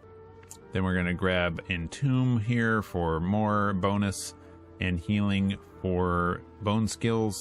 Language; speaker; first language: English; native; English